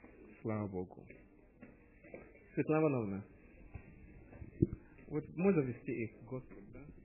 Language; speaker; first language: Russian; non-native, learner; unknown